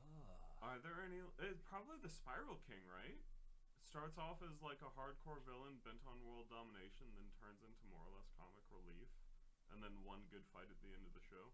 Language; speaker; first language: English; native; English